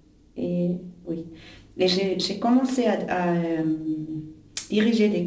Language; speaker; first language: French; non-native, local second language; German